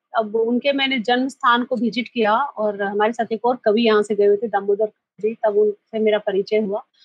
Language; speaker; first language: Hindi; native; Hindi